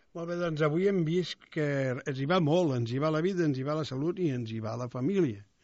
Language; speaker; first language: Catalan; native; Catalan